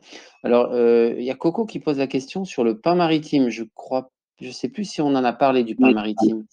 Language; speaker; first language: French; native; French